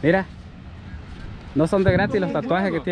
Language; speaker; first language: Spanish; native; Spanish